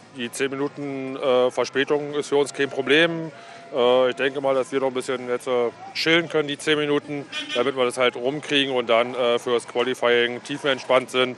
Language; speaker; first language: German; native; German